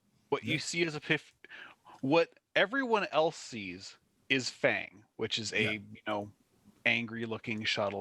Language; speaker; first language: English; native; English